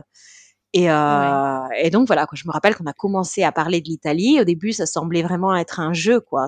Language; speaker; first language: French; early bilingual, heritage; French